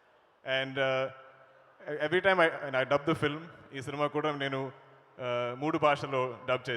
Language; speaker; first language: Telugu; non-native, learner; Malayalam